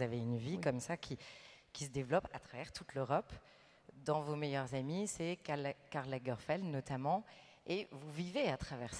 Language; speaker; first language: French; native; French